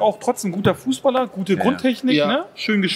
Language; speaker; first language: German; native; German